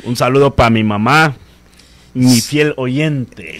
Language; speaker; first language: Spanish; native; Spanish